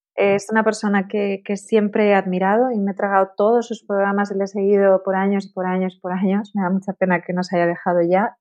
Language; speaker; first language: Spanish; native; Spanish